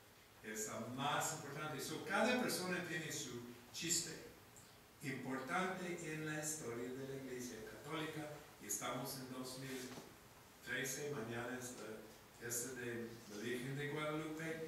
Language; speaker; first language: Spanish; non-native, fluent; English